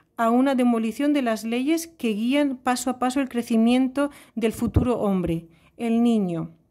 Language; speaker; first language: Spanish; native; Spanish